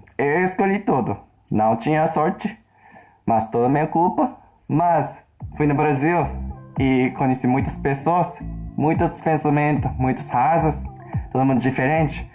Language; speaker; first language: Portuguese; non-native, fluent; Japanese